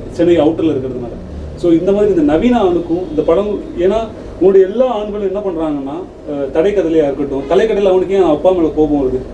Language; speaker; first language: Tamil; native; Tamil